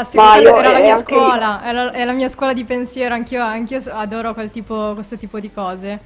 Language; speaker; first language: Italian; native; Italian